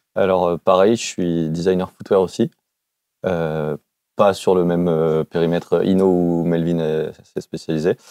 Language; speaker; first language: French; native; French